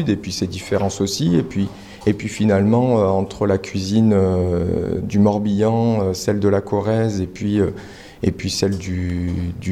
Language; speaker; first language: French; native; French